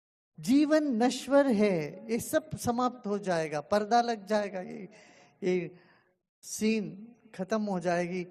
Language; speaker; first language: Hindi; non-native, local second language; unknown